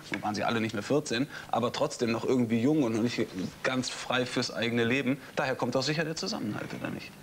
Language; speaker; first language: German; native; German